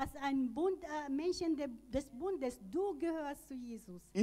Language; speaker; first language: German; non-native, learner; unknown